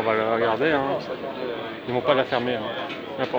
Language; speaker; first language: French; native; French